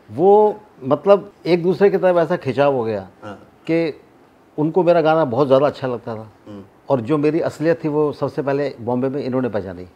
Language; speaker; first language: Hindi; native; Hindi